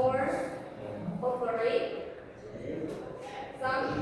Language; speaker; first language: English; non-native, learner; Indonesian